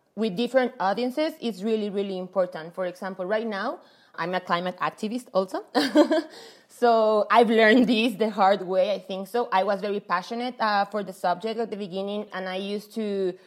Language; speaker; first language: English; non-native, fluent; Spanish